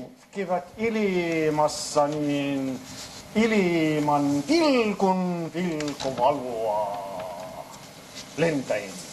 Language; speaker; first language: Finnish; non-native, learner; Arabic